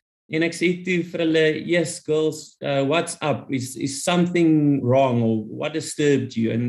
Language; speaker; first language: English; non-native, local second language; Afrikaans